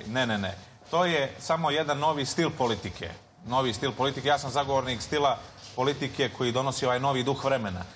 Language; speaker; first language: Serbian; native; Serbian